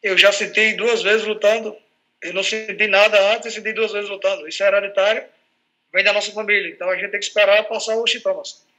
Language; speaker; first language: Portuguese; native; Portuguese